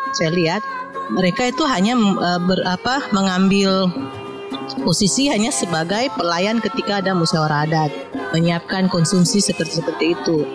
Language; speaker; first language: Indonesian; non-native, local second language; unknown